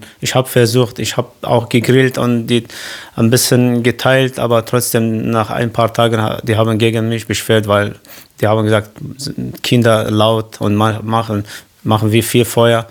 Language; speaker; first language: German; non-native, learner; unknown